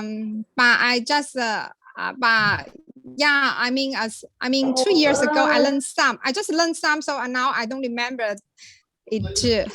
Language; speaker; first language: English; non-native, learner; Chinese